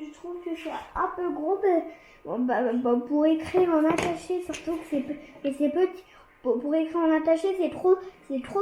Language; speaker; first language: French; native; French